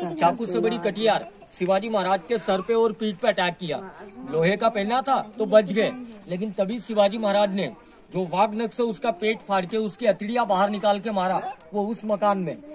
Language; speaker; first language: Hindi; non-native, local second language; Marathi